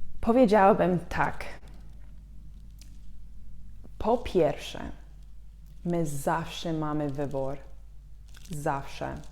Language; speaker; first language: Polish; non-native, fluent; English